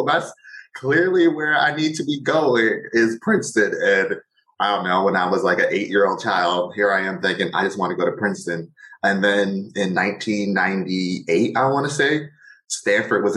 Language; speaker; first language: English; native; English